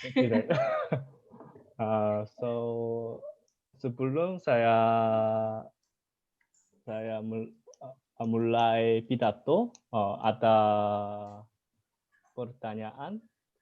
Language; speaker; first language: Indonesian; non-native, learner; Korean